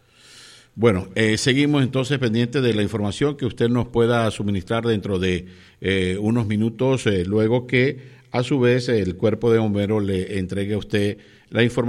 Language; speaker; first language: Spanish; native; Spanish